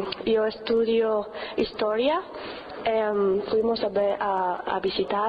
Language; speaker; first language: Spanish; non-native, learner; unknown